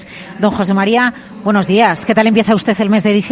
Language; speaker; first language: Spanish; native; Spanish